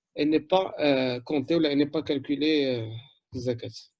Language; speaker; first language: French; non-native, local second language; Arabic